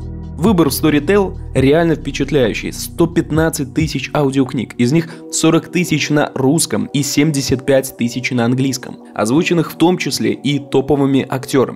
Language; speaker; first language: Russian; native; Russian